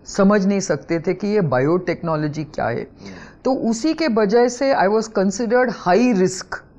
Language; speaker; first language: Hindi; non-native, local second language; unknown